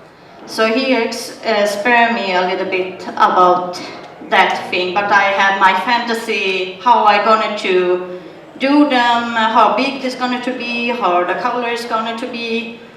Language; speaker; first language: English; non-native, learner; Swedish